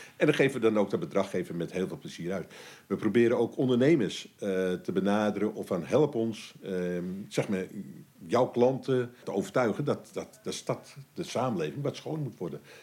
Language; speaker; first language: Dutch; native; Dutch